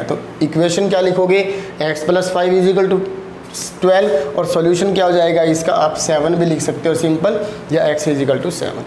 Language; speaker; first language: Hindi; native; Hindi